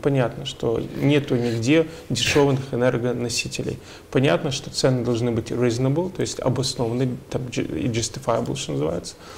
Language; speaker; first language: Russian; native; Russian